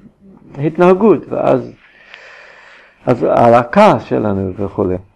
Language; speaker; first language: Hebrew; non-native, fluent; English